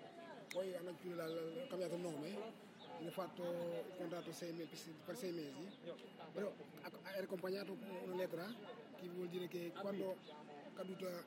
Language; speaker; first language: Italian; non-native, learner; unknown